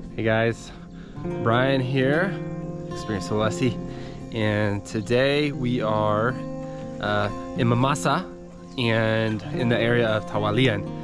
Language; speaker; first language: English; native; English